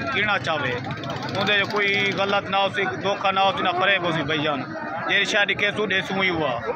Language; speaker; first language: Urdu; non-native, local second language; Saraiki